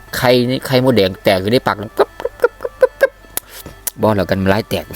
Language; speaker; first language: Thai; native; Thai